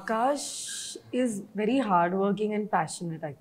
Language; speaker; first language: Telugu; non-native, learner; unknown